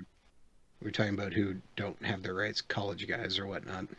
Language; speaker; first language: English; native; English